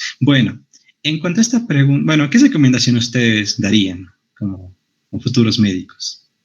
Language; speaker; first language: Spanish; native; Spanish